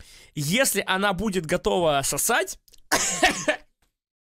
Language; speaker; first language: Russian; native; Russian